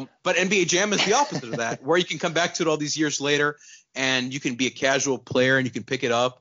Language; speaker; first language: English; non-native, local second language; Urdu